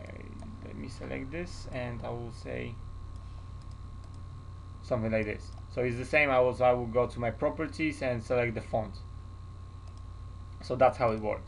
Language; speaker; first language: English; non-native, fluent; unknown